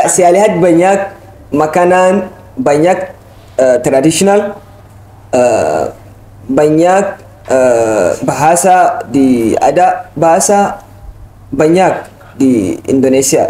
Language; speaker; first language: Indonesian; non-native, learner; Hausa